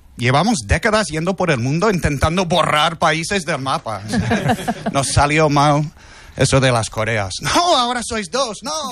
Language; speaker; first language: Spanish; non-native, fluent; English